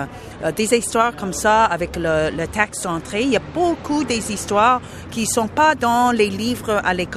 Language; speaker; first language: French; non-native, local second language; English